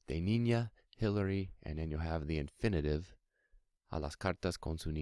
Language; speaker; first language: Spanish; non-native, fluent; English